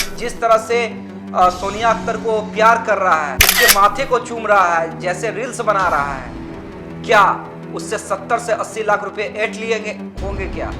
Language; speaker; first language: Hindi; native; Hindi